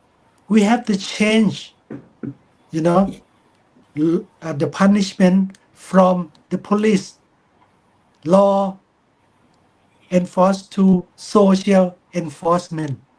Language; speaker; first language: English; non-native, fluent; Thai